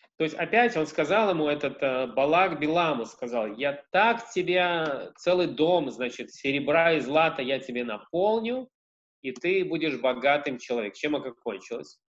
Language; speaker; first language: Russian; early bilingual, heritage; Russian